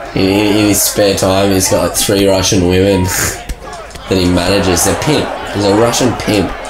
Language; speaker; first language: English; native; English